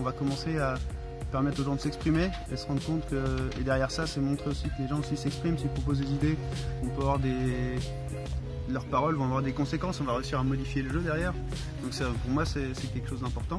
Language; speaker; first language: French; native; French